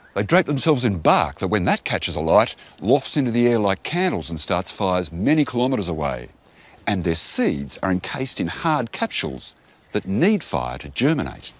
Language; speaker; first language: English; native; English